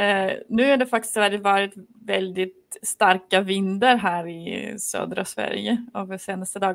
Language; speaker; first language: Swedish; non-native, fluent; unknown